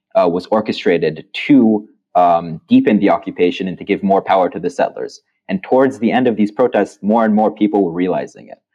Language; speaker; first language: English; non-native, fluent; Hebrew